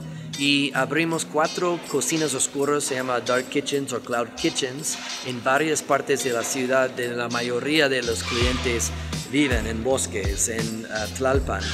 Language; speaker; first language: Spanish; non-native, fluent; English